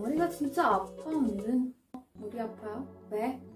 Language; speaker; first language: Korean; non-native, learner; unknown